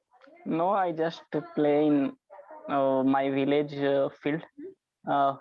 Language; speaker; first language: English; non-native, learner; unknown